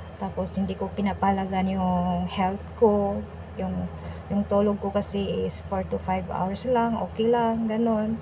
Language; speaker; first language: Filipino; non-native, local second language; Cebuano